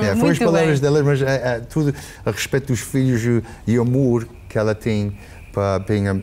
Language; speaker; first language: Portuguese; early bilingual, heritage; English